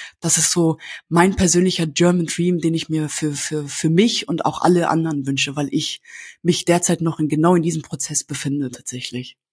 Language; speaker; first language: German; native; German